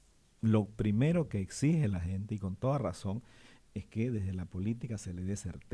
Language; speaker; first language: Spanish; native; Spanish